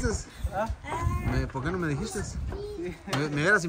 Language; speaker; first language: Spanish; native; Spanish